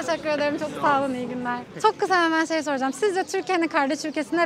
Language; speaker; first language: Turkish; native; Turkish